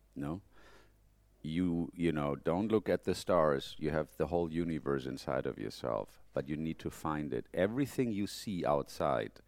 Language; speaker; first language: English; non-native, fluent; German